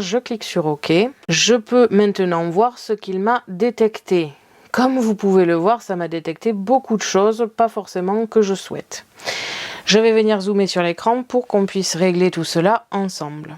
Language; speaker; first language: French; native; French